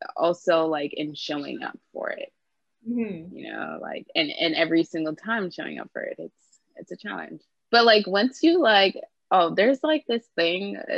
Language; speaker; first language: English; native; English